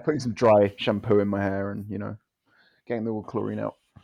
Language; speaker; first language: English; native; English